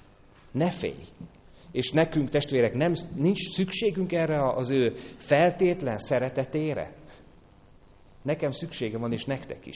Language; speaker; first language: Hungarian; native; Hungarian